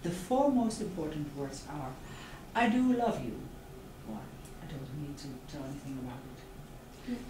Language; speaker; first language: English; non-native, fluent; Dutch